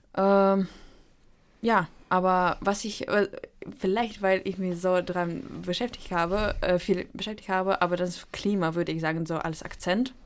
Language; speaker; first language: German; non-native, fluent; Ukrainian